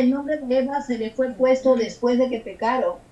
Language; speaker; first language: Spanish; native; Spanish